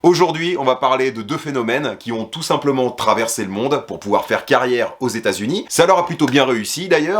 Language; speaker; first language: French; native; French